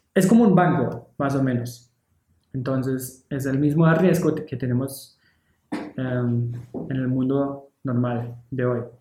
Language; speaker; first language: Spanish; non-native, fluent; English